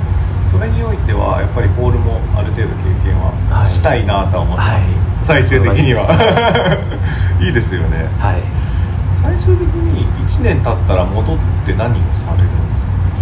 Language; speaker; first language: Japanese; native; Japanese